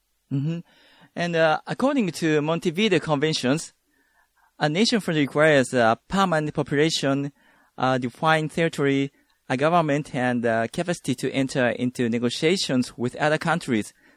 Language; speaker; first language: English; non-native, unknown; Japanese